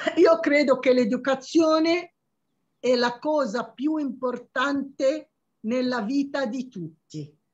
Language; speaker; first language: Italian; non-native, fluent; Arabic